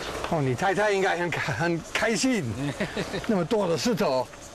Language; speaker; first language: Chinese; non-native, learner; English